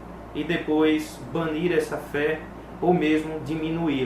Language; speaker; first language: Portuguese; native; Portuguese